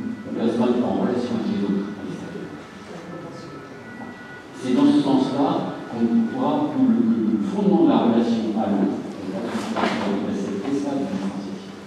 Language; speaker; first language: French; native; French